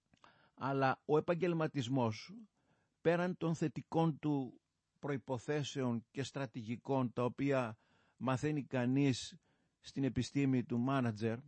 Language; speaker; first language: Greek; native; Greek